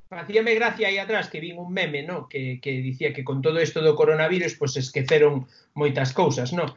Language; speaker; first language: Galician; non-native, local second language; Spanish